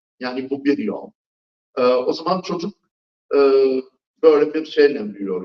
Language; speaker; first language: Turkish; non-native, fluent; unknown